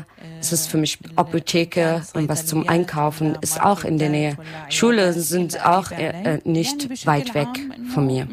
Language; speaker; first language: German; non-native, learner; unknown